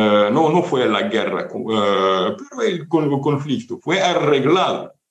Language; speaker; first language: Spanish; non-native, fluent; Ukrainian